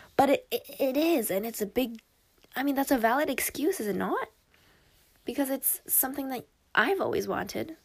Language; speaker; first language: English; early bilingual, other home language; Korean